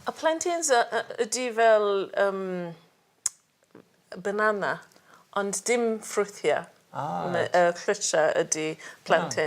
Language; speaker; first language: Welsh; non-native, learner; English